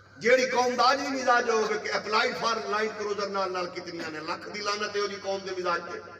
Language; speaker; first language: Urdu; non-native, local second language; Punjabi